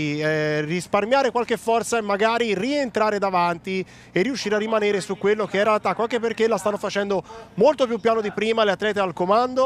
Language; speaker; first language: Italian; native; Italian